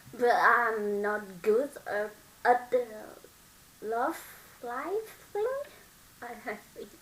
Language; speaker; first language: English; non-native, learner; Vietnamese